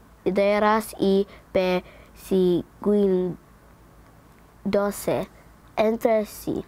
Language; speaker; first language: Spanish; non-native, learner; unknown